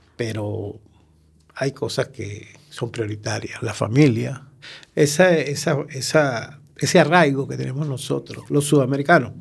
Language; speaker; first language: Spanish; native; Spanish